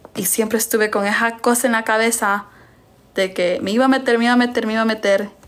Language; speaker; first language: Spanish; early bilingual, other home language; English